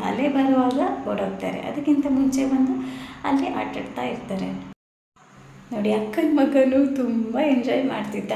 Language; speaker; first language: Kannada; non-native, local second language; Tulu